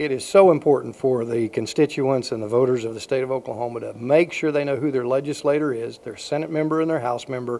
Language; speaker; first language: English; native; English